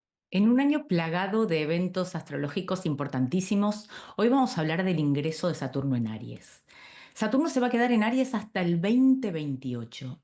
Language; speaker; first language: Spanish; native; Spanish